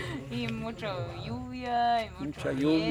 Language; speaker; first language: Spanish; non-native, learner; English